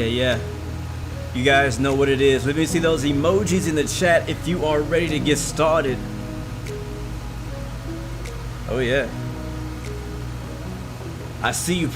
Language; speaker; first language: English; native; English